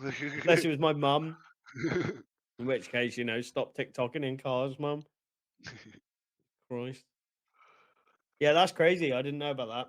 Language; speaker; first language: English; native; English